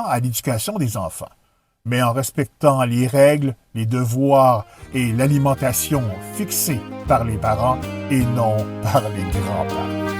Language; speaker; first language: French; native; French